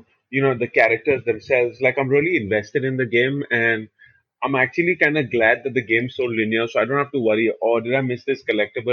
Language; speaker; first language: English; non-native, local second language; Hindi